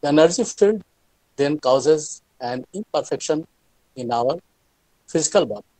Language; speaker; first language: English; non-native, local second language; Hindi